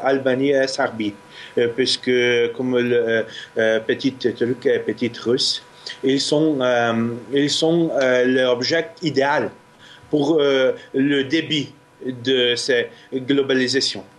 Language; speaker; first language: French; non-native, fluent; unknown